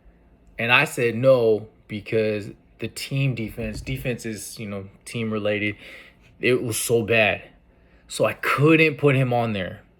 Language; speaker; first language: English; native; English